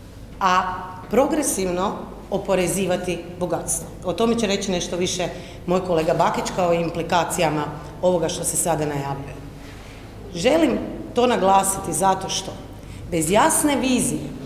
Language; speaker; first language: Croatian; native; Croatian